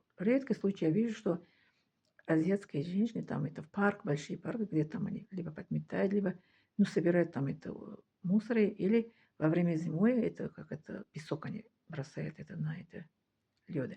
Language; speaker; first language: Russian; non-native, fluent; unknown